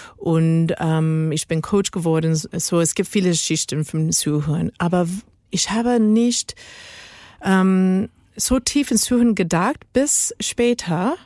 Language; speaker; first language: German; non-native, learner; Spanish